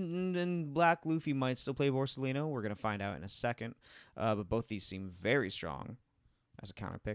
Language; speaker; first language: English; native; English